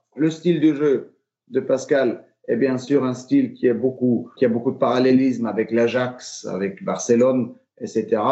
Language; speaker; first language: French; native; French